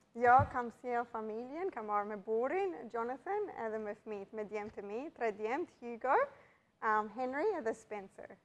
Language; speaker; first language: Albanian; early bilingual, heritage; Albanian